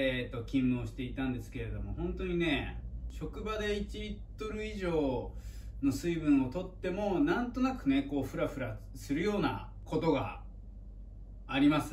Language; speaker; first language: Japanese; native; Japanese